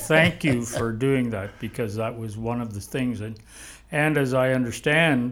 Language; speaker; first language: English; native; English